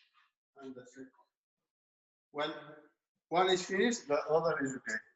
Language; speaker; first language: English; non-native, learner; Spanish